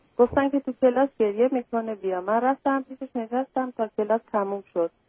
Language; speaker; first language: Persian; non-native, local second language; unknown